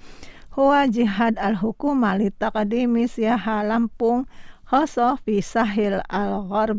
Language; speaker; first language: Arabic; non-native, fluent; Indonesian